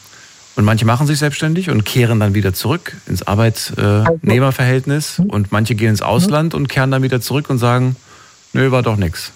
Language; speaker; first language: German; native; German